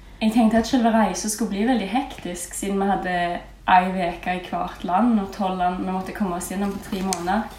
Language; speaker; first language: Norwegian; native; Norwegian